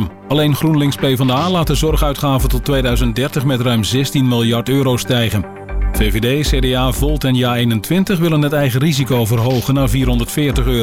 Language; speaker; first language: Dutch; native; Dutch